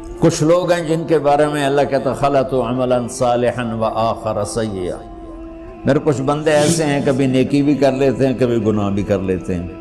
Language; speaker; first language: Urdu; non-native, local second language; Punjabi